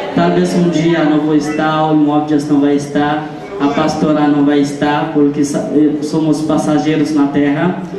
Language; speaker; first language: Portuguese; non-native, fluent; Haitian Creole